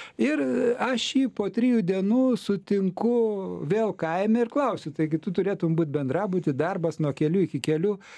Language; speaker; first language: Lithuanian; native; Lithuanian